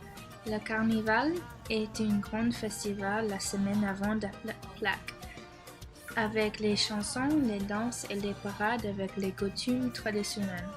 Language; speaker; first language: French; non-native, learner; English